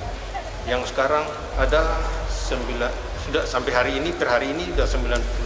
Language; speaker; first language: Indonesian; native; Indonesian